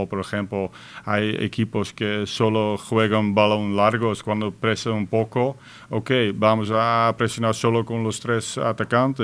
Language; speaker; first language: Spanish; non-native, fluent; Dutch